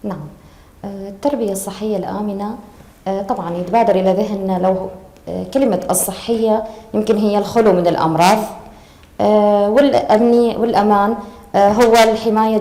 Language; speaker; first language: Arabic; native; Arabic